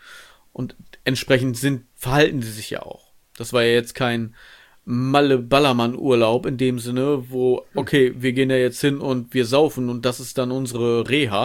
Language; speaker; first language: German; native; German